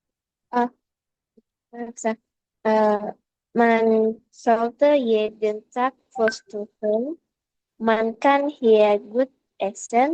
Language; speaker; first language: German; non-native, learner; Indonesian